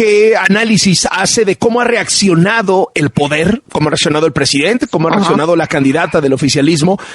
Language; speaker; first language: Spanish; native; Spanish